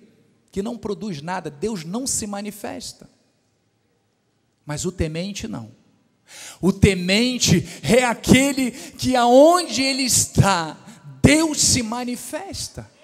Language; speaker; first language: Portuguese; native; Portuguese